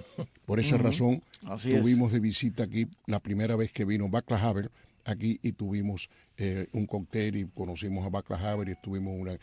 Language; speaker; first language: Spanish; native; Spanish